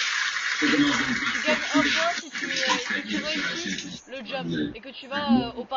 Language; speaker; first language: French; native; French